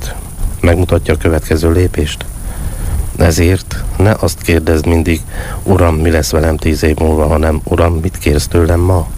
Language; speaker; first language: Hungarian; native; Hungarian